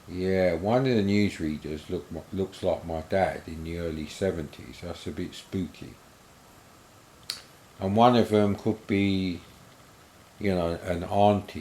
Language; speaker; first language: English; native; English